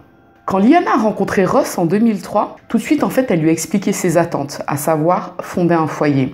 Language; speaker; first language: French; native; French